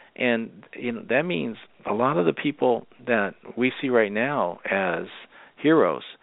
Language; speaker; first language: English; native; English